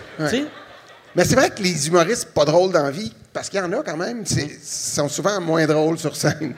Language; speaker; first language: French; native; French